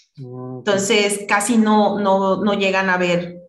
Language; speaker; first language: Spanish; native; Spanish